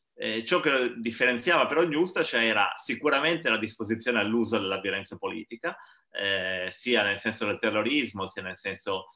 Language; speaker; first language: Italian; native; Italian